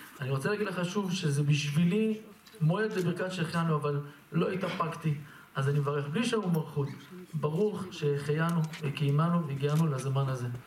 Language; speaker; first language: Hebrew; native; Hebrew